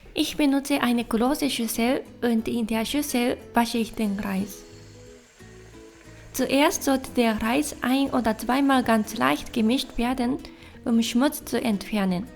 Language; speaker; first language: German; non-native, fluent; Japanese